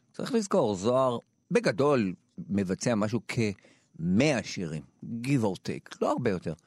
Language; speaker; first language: Hebrew; native; Hebrew